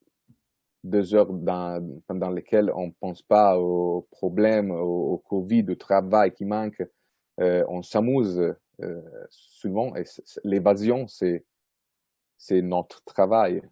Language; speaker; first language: French; non-native, fluent; Italian